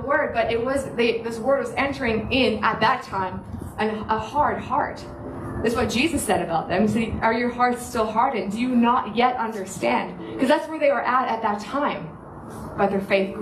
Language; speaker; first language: English; native; English